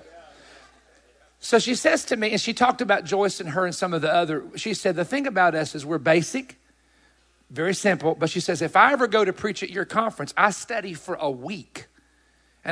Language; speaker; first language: English; native; English